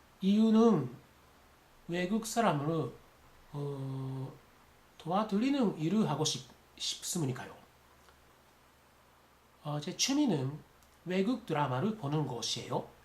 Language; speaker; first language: Korean; non-native, learner; Japanese